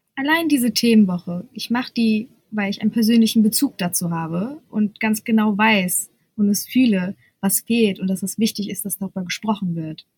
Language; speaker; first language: German; early bilingual, other home language; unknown